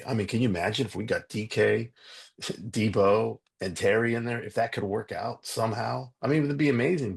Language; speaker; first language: English; native; English